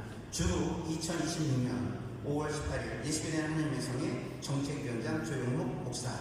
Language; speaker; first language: Korean; native; Korean